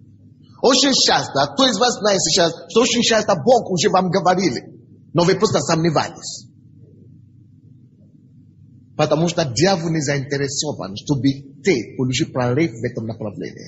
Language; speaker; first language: Russian; non-native, fluent; Yoruba